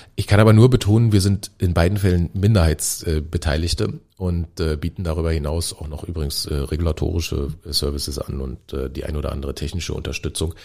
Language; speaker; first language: German; native; German